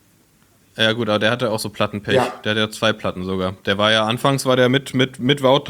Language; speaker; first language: German; native; German